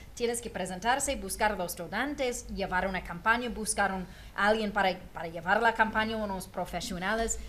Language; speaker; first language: Spanish; non-native, fluent; English